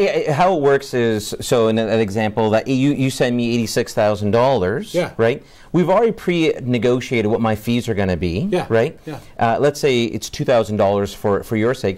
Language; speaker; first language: English; native; English